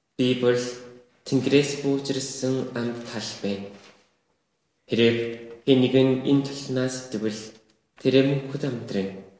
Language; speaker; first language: Mongolian; non-native, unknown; Korean